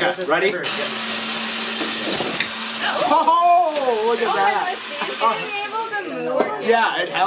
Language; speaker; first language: English; native; English